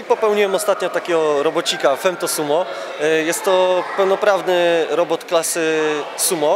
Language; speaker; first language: Polish; native; Polish